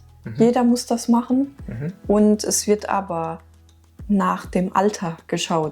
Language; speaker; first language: German; native; German